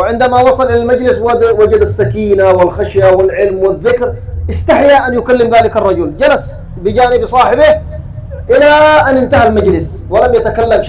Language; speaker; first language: Arabic; native; Arabic